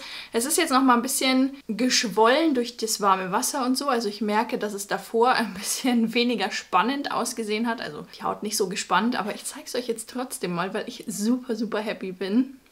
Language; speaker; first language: German; native; German